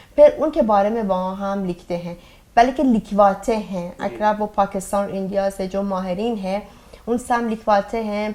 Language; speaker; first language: Urdu; non-native, fluent; Persian